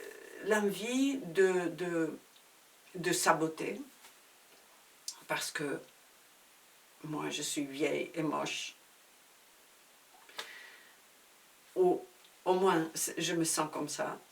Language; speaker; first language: French; non-native, fluent; Spanish